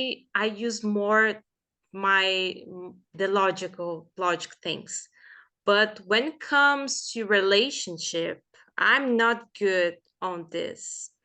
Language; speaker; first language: English; non-native, fluent; Portuguese